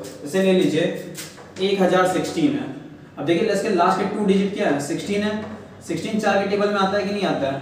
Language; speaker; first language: Hindi; native; Hindi